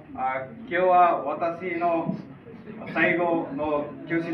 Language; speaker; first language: Japanese; non-native, learner; Nepali